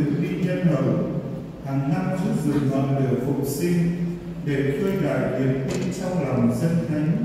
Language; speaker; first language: Vietnamese; native; Vietnamese